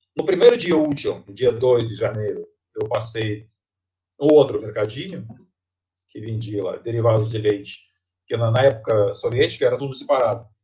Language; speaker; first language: Portuguese; non-native, fluent; Russian